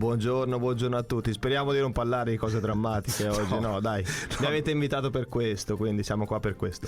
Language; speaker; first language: Italian; native; Italian